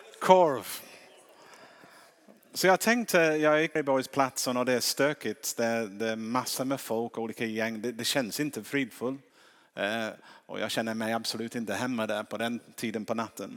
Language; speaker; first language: Swedish; non-native, fluent; English